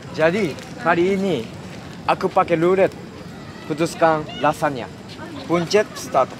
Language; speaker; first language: Indonesian; non-native, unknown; Japanese